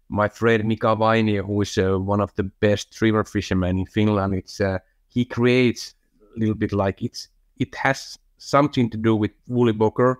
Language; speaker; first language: English; non-native, fluent; Finnish